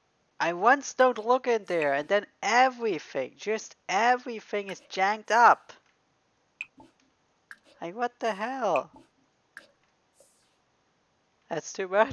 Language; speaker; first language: English; non-native, fluent; German